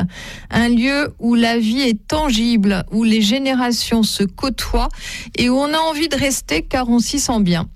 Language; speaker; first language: French; native; French